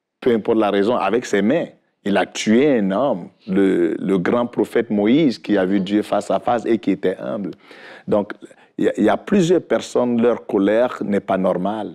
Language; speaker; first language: French; non-native, local second language; Fula